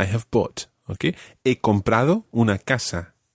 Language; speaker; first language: Spanish; non-native, fluent; English